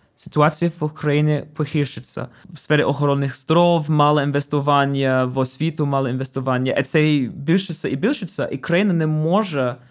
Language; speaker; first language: Ukrainian; non-native, fluent; English